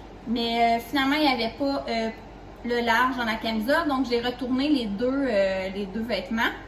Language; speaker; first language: French; native; French